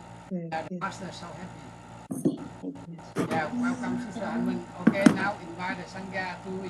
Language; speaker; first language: English; non-native, learner; Vietnamese